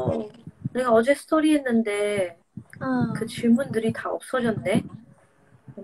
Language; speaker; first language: Korean; non-native, fluent; English